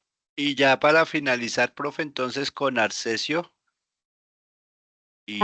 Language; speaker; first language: Spanish; native; Spanish